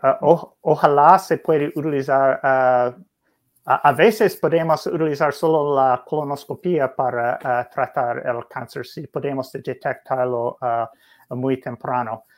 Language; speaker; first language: Spanish; non-native, learner; English